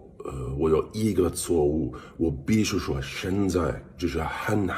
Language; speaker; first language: Chinese; non-native, learner; English